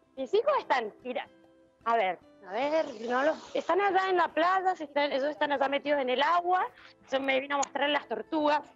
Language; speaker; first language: Spanish; native; Spanish